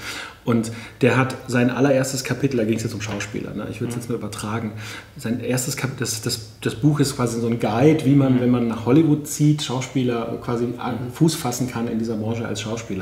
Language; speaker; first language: German; native; German